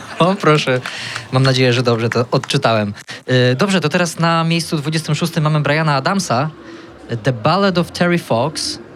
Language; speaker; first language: Polish; native; Polish